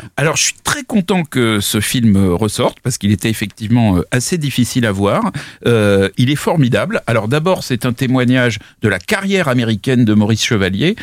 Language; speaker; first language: French; native; French